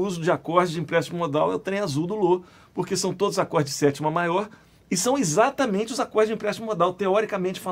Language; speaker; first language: Portuguese; native; Portuguese